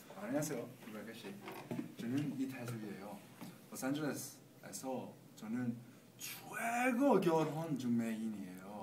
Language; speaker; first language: Korean; non-native, learner; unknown